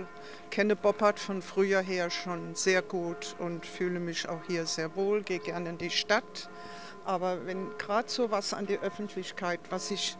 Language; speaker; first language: German; native; German